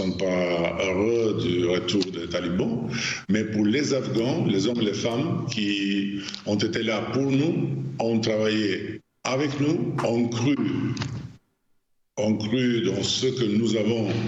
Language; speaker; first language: French; non-native, fluent; Albanian